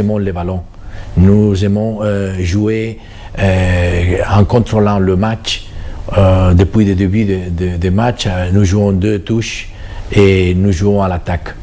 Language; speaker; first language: French; non-native, fluent; Catalan